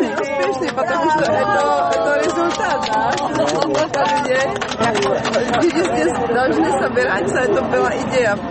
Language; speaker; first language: Russian; non-native, fluent; Czech